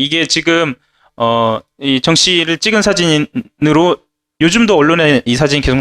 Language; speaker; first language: Korean; native; Korean